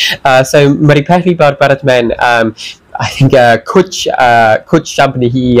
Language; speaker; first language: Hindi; non-native, learner; English